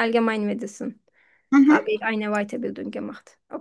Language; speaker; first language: German; non-native, fluent; Turkish